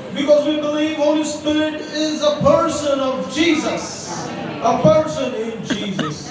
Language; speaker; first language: English; non-native, local second language; Marathi